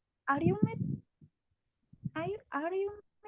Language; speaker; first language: English; non-native, learner; Indonesian